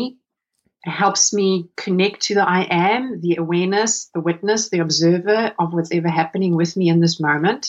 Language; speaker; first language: English; non-native, local second language; Afrikaans